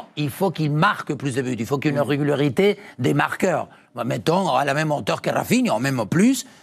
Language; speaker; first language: French; non-native, fluent; Spanish